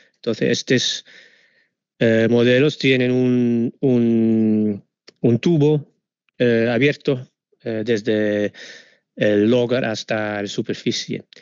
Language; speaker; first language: Spanish; non-native, fluent; Dutch